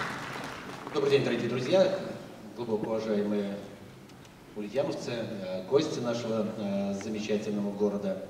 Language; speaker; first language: Russian; native; Russian